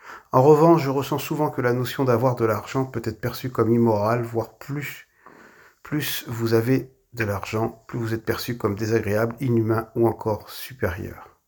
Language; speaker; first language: French; native; French